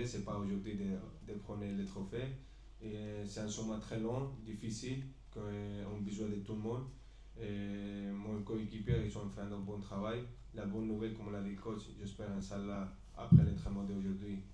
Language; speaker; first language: French; non-native, fluent; Spanish